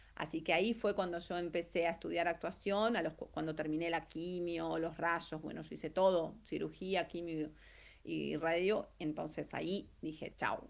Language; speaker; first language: Spanish; native; Spanish